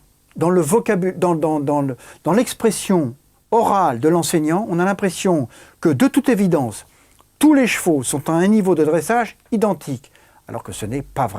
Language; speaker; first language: French; native; French